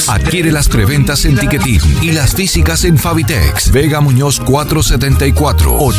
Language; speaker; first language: Spanish; native; Spanish